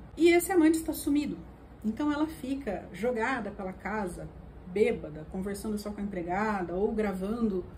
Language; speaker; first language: Portuguese; native; Portuguese